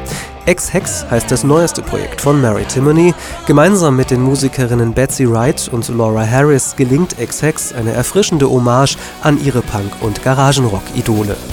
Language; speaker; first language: German; native; German